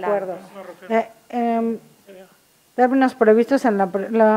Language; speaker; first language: Spanish; native; Spanish